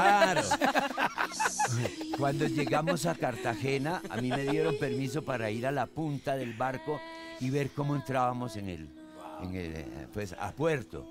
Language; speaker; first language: Spanish; early bilingual, other home language; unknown